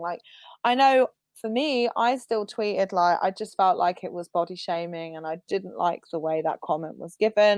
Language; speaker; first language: English; native; English